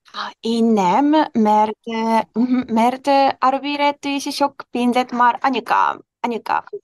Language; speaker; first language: Hungarian; non-native, learner; Japanese